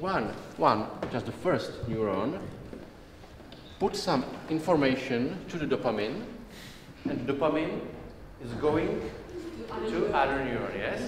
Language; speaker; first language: English; non-native, learner; Czech